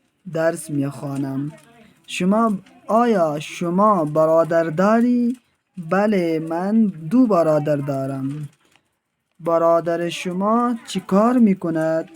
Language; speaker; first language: Persian; non-native, fluent; Urdu